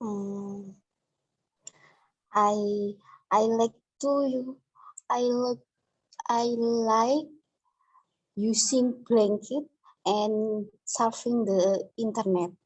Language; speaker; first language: English; non-native, learner; Indonesian